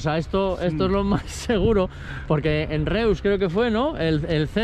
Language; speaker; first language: Spanish; native; Spanish